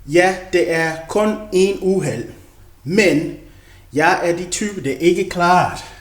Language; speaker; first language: Danish; non-native, learner; English